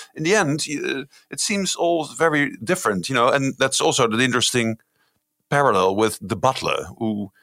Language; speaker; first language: English; non-native, fluent; Dutch